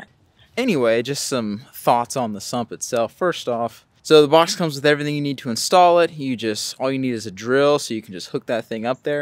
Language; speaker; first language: English; native; English